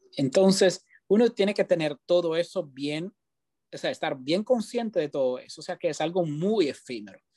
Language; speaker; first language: Spanish; non-native, fluent; Italian